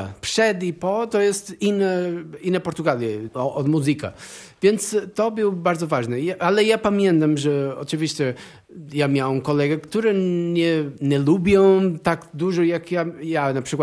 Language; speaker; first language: Polish; non-native, learner; Portuguese